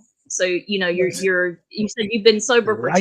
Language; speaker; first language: English; native; English